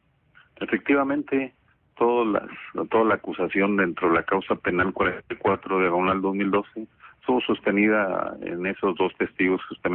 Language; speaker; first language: Spanish; native; Spanish